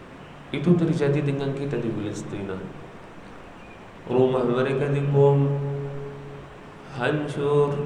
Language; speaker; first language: Indonesian; non-native, learner; Arabic